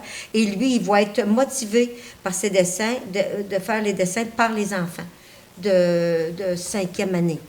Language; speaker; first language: French; native; French